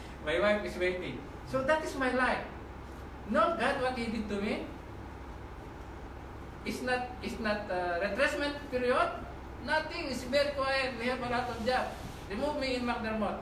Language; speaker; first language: English; non-native, local second language; Filipino